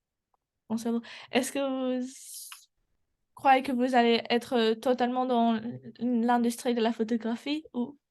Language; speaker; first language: French; non-native, learner; English